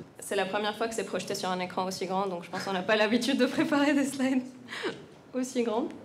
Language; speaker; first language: French; non-native, local second language; Arabic